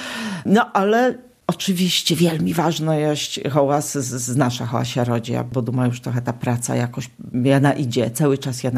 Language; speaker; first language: Polish; non-native, local second language; Belarusian